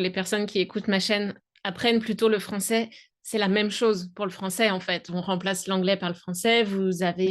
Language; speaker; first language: French; native; French